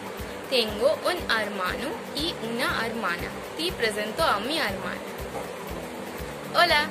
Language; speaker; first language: Spanish; non-native, learner; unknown